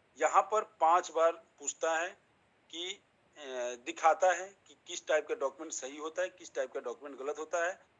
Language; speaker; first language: Hindi; native; Hindi